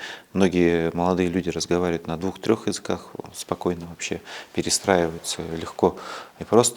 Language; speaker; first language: Russian; native; Russian